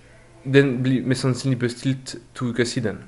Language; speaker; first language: Norwegian; non-native, fluent; French